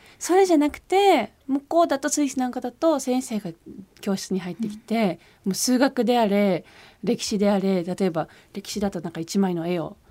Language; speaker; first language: Japanese; early bilingual, heritage; Japanese